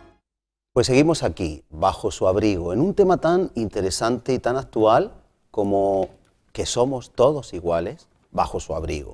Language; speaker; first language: Spanish; native; Spanish